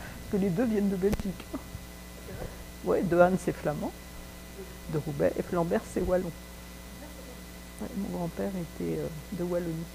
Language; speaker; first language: French; native; French